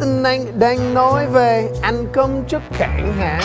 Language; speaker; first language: Vietnamese; non-native, learner; English